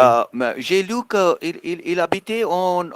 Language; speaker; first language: French; non-native, fluent; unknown